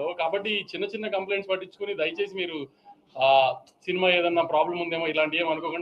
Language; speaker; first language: Telugu; native; Telugu